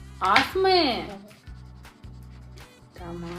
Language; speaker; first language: Turkish; non-native, learner; Russian